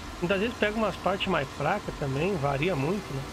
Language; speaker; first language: Portuguese; native; Portuguese